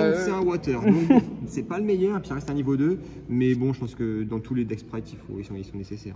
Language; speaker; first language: French; native; French